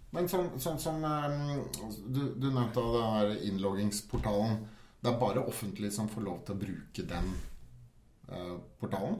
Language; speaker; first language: Norwegian; native; Norwegian